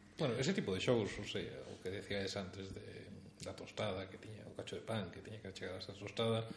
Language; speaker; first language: Galician; non-native, local second language; Spanish